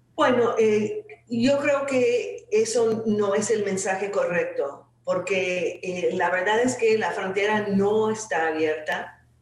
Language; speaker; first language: Spanish; non-native, fluent; English